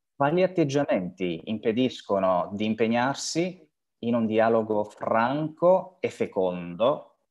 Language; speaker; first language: Italian; non-native, fluent; French